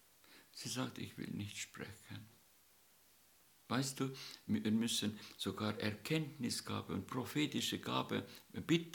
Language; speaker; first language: German; non-native, learner; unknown